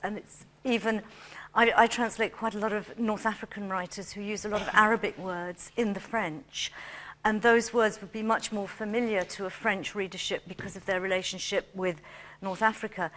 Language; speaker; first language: English; native; English